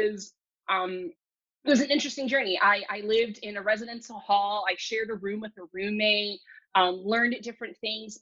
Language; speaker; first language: English; early bilingual, other home language; Cantonese